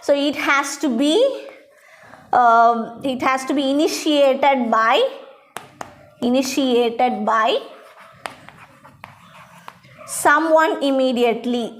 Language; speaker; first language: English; non-native, local second language; Tamil